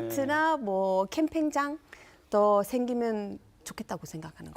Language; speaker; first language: Korean; non-native, fluent; English